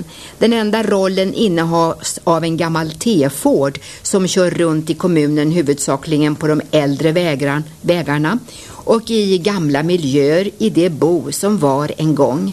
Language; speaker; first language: Swedish; native; Swedish